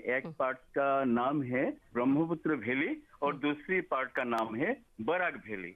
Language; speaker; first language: Hindi; non-native, local second language; Bangla